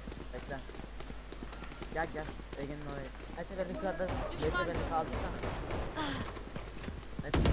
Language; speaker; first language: Turkish; native; Turkish